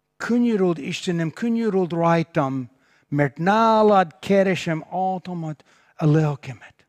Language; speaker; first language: Hungarian; non-native, fluent; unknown